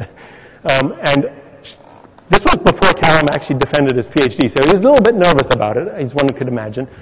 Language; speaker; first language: English; native; English